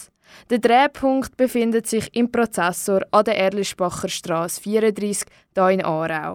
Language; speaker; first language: German; native; German